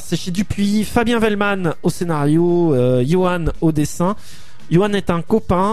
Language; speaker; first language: French; native; French